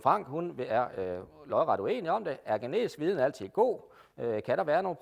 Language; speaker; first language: Danish; native; Danish